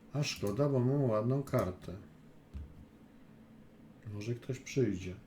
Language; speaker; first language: Polish; native; Polish